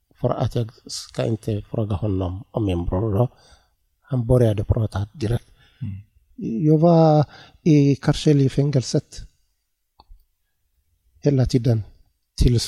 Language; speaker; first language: Swedish; non-native, learner; Tigrinya